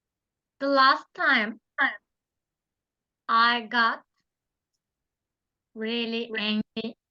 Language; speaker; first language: English; non-native, learner; Turkish